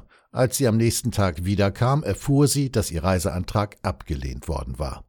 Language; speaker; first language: German; native; German